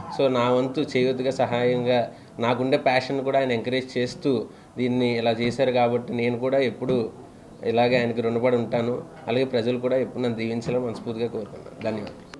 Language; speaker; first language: Telugu; native; Telugu